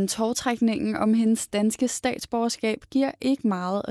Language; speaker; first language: Danish; native; Danish